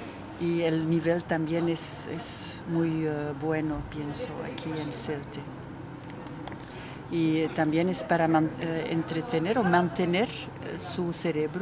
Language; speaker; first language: Spanish; non-native, fluent; Dutch